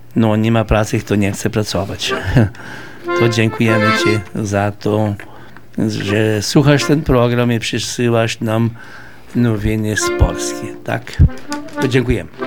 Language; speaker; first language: Polish; early bilingual, heritage; Polish